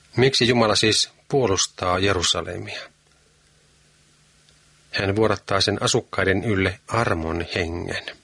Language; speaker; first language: Finnish; native; Finnish